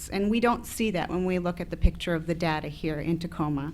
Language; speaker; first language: English; early bilingual, other home language; Spanish